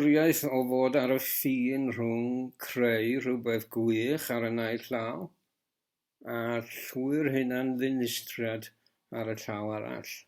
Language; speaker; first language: Welsh; native; Welsh